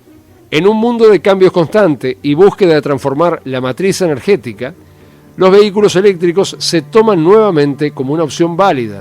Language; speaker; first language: Spanish; native; Spanish